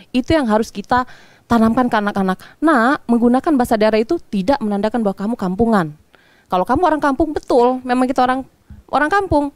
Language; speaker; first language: Indonesian; non-native, local second language; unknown